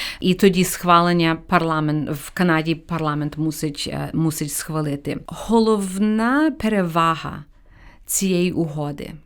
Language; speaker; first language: Ukrainian; early bilingual, heritage; Ukrainian